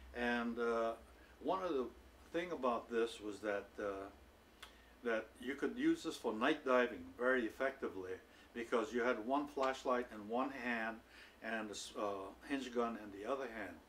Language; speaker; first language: English; native; English